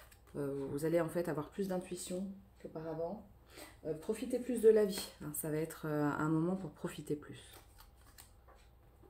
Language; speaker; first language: French; native; French